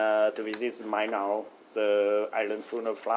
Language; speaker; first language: English; non-native, learner; Vietnamese